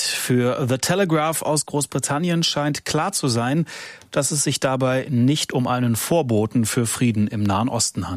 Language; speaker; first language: German; native; German